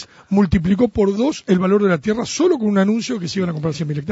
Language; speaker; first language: Spanish; native; Spanish